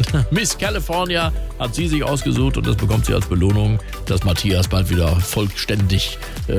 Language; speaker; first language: German; native; German